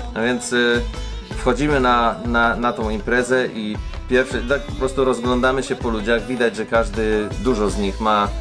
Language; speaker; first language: Polish; native; Polish